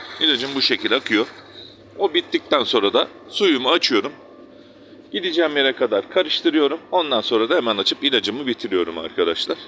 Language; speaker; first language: Turkish; native; Turkish